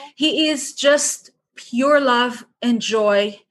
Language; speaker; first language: English; non-native, fluent; Hebrew